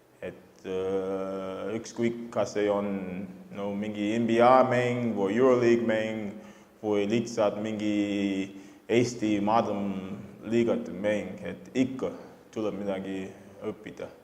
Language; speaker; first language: Estonian; non-native, fluent; English